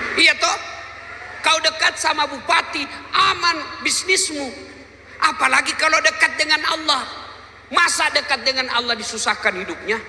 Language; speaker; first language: Indonesian; non-native, local second language; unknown